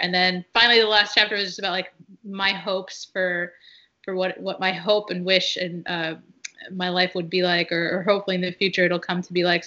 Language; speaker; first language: English; early bilingual, other home language; Arabic